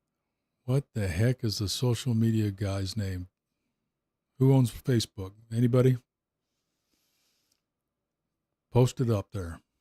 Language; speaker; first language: English; native; English